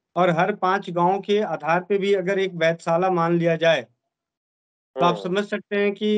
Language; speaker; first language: Hindi; native; Hindi